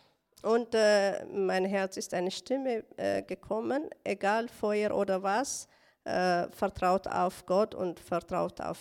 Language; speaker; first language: German; non-native, learner; Tigrinya